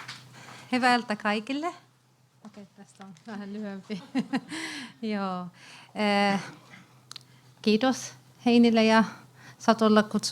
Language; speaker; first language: Finnish; non-native, learner; Arabic